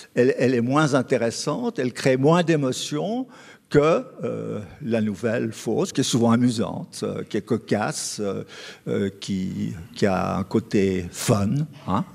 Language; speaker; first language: French; native; French